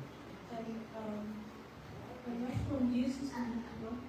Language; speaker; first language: Dutch; early bilingual, other home language; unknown